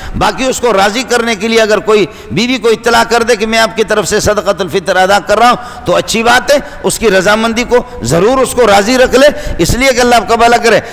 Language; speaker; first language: Urdu; non-native, local second language; Brahui